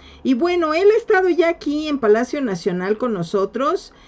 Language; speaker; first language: Spanish; native; Spanish